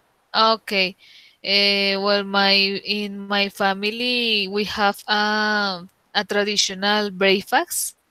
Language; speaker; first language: English; non-native, learner; Spanish